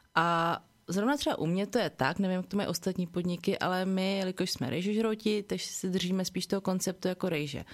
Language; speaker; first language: Czech; early bilingual, other home language; Vietnamese